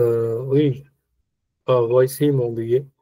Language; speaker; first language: French; non-native, learner; Punjabi